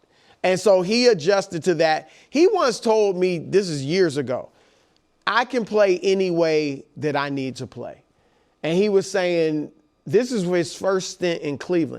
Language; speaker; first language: English; native; English